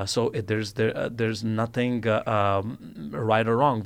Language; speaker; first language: English; non-native, local second language; Gujarati